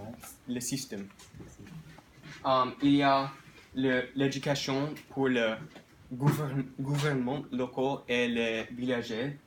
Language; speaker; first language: French; non-native, learner; English